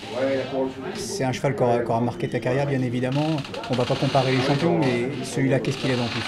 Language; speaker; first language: French; native; French